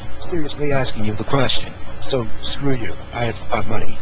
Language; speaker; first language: English; native; English